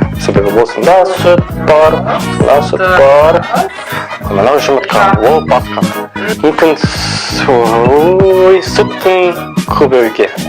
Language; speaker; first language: Kazakh; non-native, fluent; English